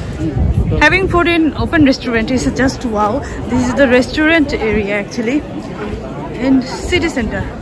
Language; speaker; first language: English; non-native, local second language; Bangla